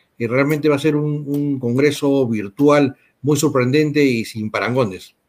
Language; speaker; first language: Spanish; native; Spanish